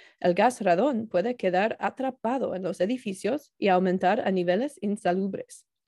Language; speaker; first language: Spanish; non-native, learner; English